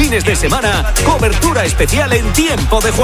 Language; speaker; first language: Spanish; native; Spanish